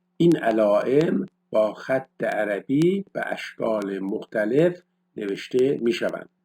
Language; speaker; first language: Persian; non-native, local second language; Azerbaijani